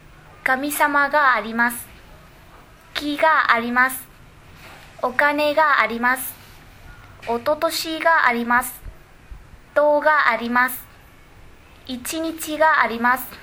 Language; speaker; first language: Japanese; non-native, learner; Vietnamese